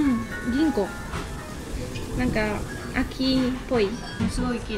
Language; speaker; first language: Japanese; non-native, fluent; Spanish